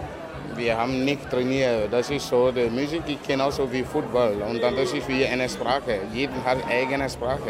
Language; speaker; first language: German; non-native, learner; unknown